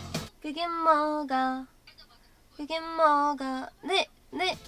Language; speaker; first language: Korean; native; Korean